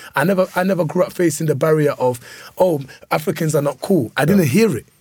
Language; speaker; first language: English; early bilingual, other home language; Lingala